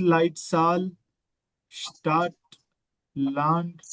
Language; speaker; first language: German; non-native, fluent; Urdu